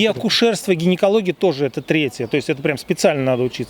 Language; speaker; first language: Russian; native; Russian